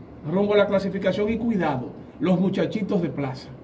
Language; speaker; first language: Spanish; native; Spanish